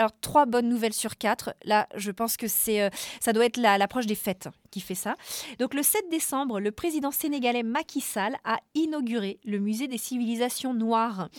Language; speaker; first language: French; native; French